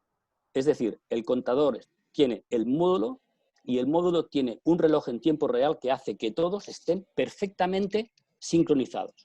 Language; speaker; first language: Spanish; native; Spanish